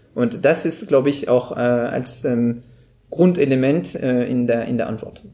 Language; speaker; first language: German; non-native, fluent; French